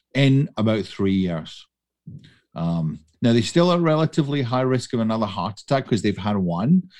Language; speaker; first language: English; native; English